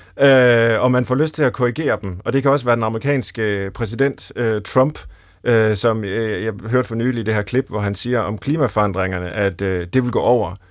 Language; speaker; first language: Danish; native; Danish